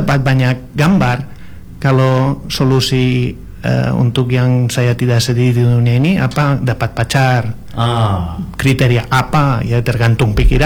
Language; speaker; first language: Indonesian; non-native, learner; Spanish